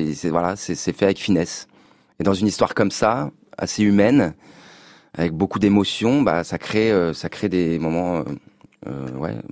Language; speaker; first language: French; native; French